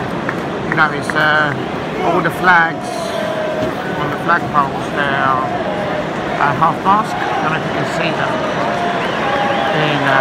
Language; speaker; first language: English; native; English